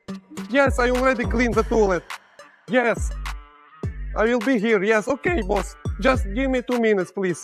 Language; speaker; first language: English; non-native, learner; Russian